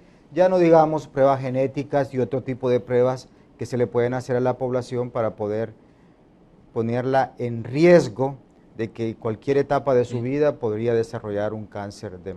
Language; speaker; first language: Spanish; native; Spanish